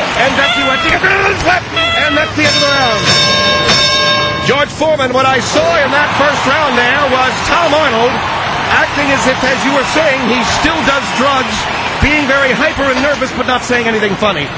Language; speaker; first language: English; native; English